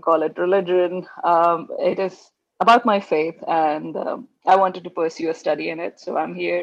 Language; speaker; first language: English; non-native, local second language; Hindi